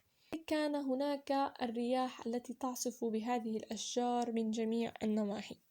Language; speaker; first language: Arabic; native; Arabic